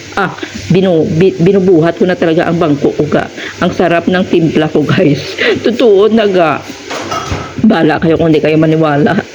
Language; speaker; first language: Filipino; non-native, local second language; Hiligaynon